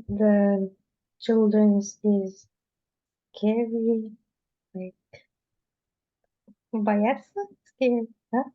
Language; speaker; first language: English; non-native, learner; Russian